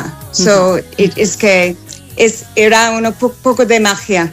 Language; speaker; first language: Spanish; non-native, fluent; English